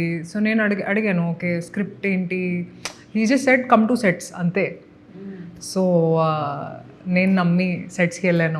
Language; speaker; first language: Telugu; non-native, local second language; Hindi